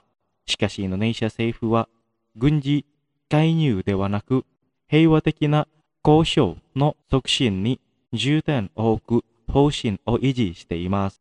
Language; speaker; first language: Japanese; non-native, fluent; Indonesian